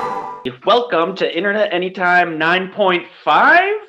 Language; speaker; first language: English; native; English